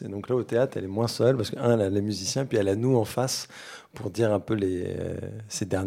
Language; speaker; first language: French; native; French